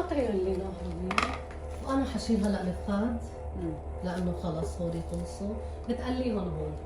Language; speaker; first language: Arabic; native; Arabic